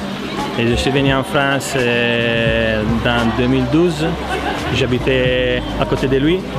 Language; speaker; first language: French; non-native, learner; Italian